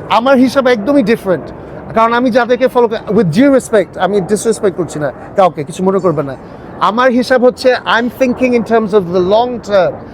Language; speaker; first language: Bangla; early bilingual, heritage; Bangla